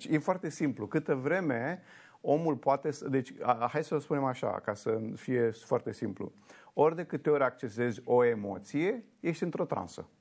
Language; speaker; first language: Romanian; native; Romanian